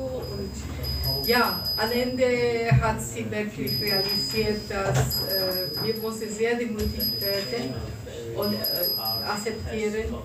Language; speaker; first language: German; non-native, fluent; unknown